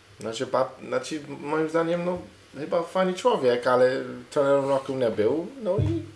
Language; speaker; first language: Polish; non-native, learner; English